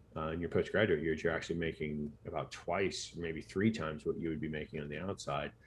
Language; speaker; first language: English; native; English